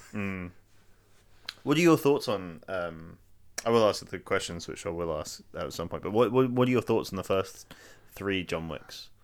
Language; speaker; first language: English; native; English